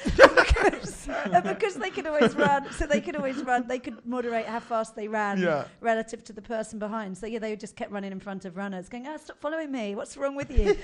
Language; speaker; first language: English; native; English